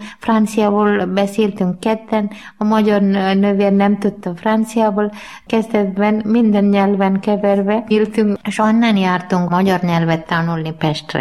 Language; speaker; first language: Hungarian; non-native, learner; Malayalam